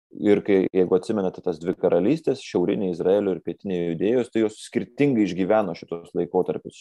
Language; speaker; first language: Lithuanian; native; Lithuanian